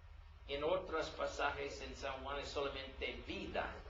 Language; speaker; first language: Spanish; non-native, learner; English